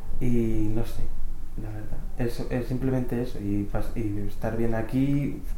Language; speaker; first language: Spanish; native; Spanish